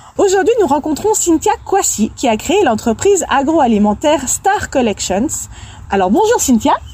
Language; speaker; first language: French; native; French